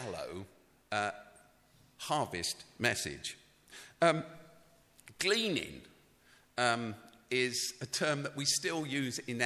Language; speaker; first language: English; native; English